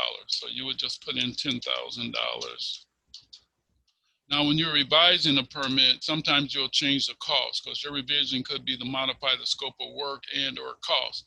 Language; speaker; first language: English; native; English